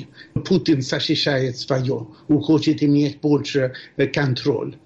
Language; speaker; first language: Russian; non-native, fluent; Swedish